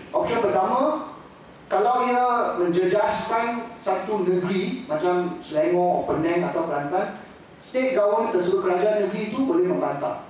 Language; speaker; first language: Malay; non-native, local second language; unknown